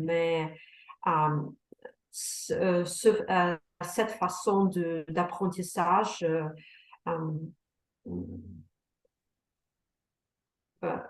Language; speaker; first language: French; non-native, learner; Russian